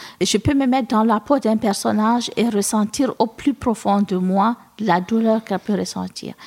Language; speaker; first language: French; non-native, local second language; Fula